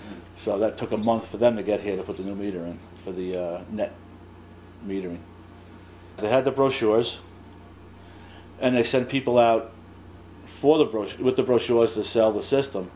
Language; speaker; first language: English; native; English